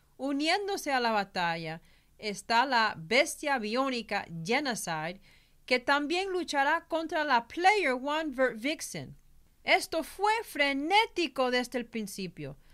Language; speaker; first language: Spanish; early bilingual, heritage; Spanish